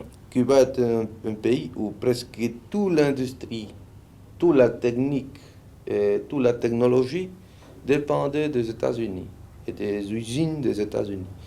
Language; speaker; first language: French; non-native, fluent; Spanish